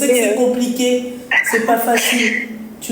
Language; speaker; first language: French; native; French